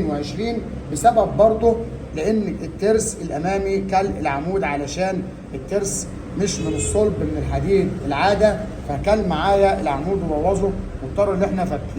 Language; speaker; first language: Arabic; native; Arabic